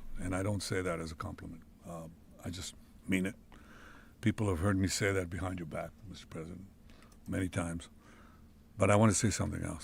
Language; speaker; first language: English; non-native, fluent; Hebrew